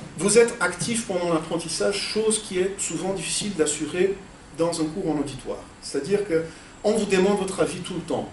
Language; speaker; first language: French; non-native, fluent; Portuguese